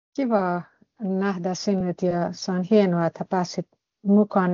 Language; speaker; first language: Finnish; non-native, fluent; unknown